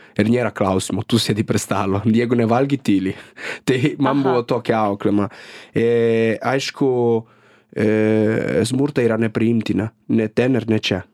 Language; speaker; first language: Lithuanian; non-native, fluent; Italian